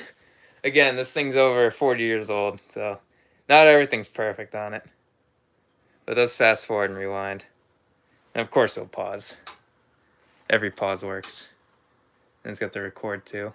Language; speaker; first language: English; native; English